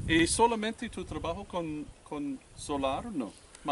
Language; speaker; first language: Spanish; non-native, learner; English